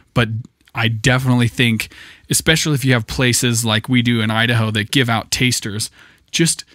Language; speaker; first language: English; native; English